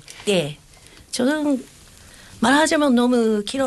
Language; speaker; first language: Korean; non-native, fluent; Japanese